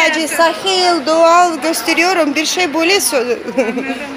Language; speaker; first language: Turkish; non-native, learner; Russian